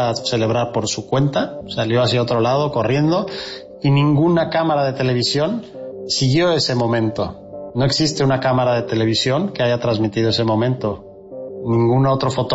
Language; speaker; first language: Spanish; native; Spanish